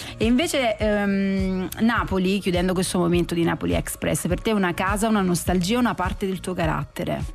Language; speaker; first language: Italian; native; Italian